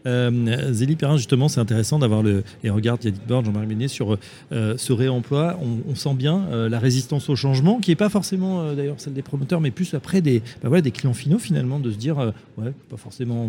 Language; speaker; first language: French; native; French